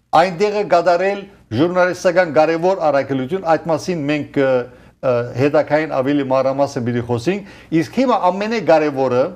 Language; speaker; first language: Armenian; early bilingual, heritage; Armenian